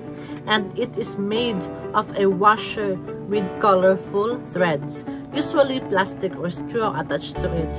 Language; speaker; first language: English; non-native, local second language; Cebuano